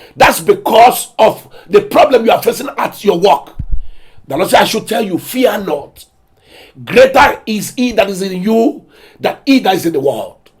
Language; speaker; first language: English; non-native, local second language; Yoruba